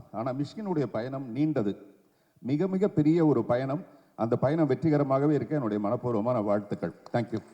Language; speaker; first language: Tamil; native; Tamil